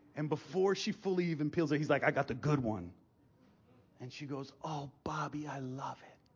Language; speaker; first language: English; native; English